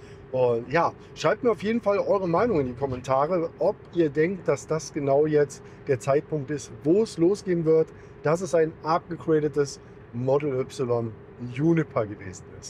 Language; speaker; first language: German; native; German